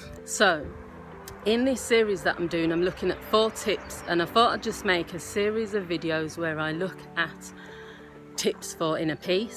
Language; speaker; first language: English; native; English